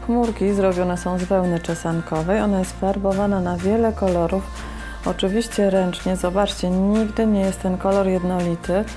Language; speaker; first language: Polish; native; Polish